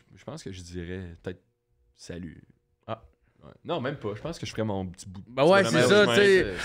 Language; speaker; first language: French; native; French